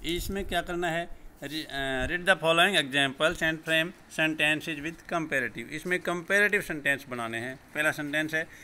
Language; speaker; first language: Hindi; native; Hindi